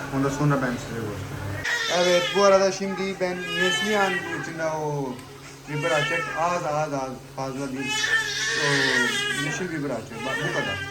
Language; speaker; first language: Turkish; non-native, learner; Urdu